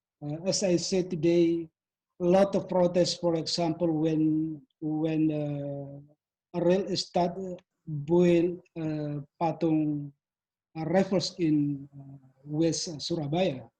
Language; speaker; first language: English; non-native, learner; Indonesian